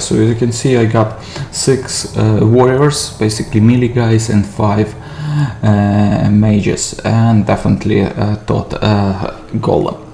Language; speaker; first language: English; non-native, fluent; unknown